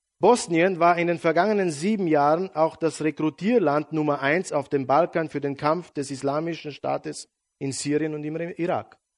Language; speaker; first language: German; non-native, fluent; Serbian